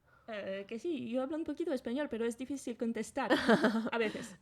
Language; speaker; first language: Spanish; non-native, learner; French